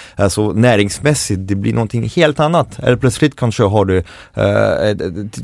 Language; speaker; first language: Swedish; non-native, fluent; French